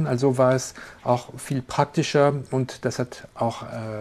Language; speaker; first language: German; non-native, local second language; French